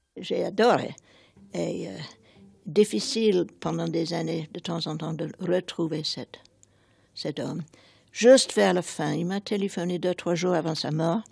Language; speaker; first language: French; non-native, fluent; English